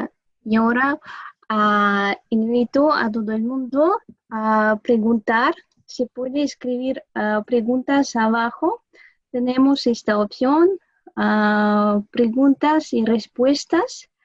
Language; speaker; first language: Spanish; non-native, fluent; Russian